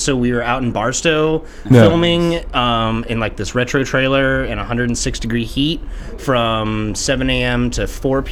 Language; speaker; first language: English; native; English